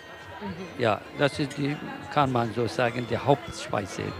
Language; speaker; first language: German; non-native, learner; Kurdish